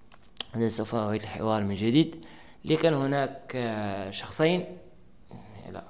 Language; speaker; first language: German; non-native, learner; Arabic